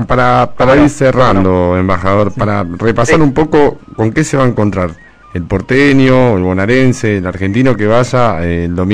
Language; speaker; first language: Spanish; native; Spanish